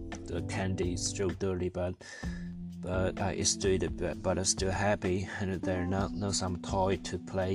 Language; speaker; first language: English; non-native, learner; Chinese